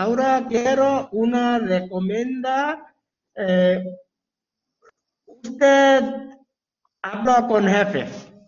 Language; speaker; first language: Spanish; non-native, learner; Bangla